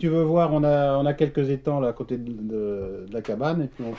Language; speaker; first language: French; native; French